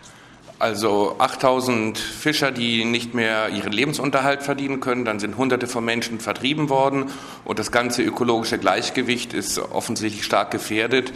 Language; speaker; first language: German; native; German